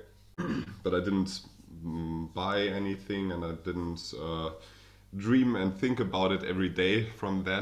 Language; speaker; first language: English; non-native, fluent; German